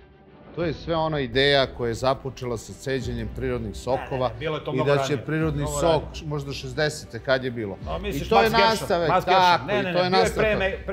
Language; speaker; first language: Serbian; native; Serbian